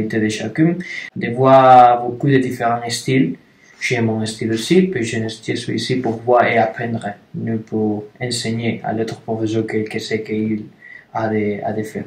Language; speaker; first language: French; non-native, learner; Spanish